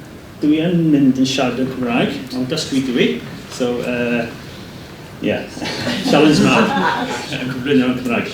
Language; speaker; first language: Welsh; non-native, learner; English